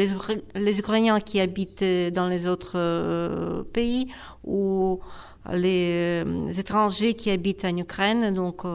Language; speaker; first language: French; non-native, fluent; Ukrainian